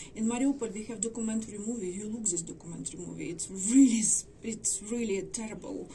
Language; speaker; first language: English; non-native, learner; Ukrainian